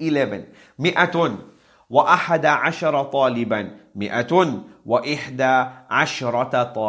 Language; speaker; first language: Arabic; non-native, fluent; English